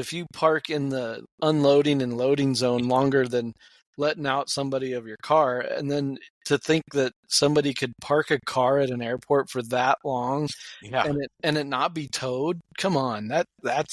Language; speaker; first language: English; native; English